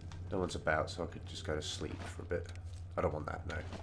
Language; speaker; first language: English; native; English